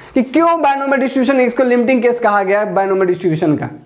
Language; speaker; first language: Hindi; native; Hindi